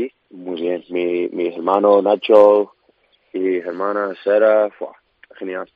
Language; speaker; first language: Spanish; non-native, learner; English